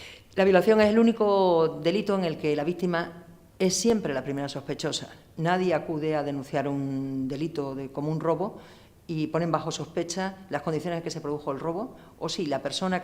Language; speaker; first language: Spanish; native; Spanish